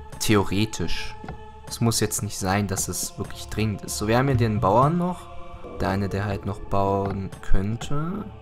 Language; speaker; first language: German; early bilingual, other home language; Greek